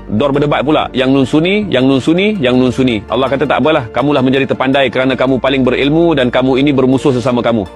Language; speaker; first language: Malay; native; Malay